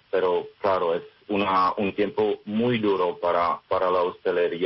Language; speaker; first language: Spanish; non-native, fluent; Czech